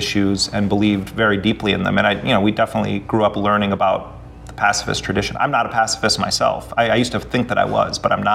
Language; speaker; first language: English; native; English